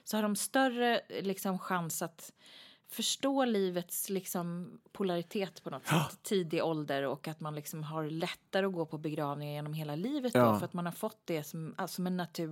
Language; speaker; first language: Swedish; native; Swedish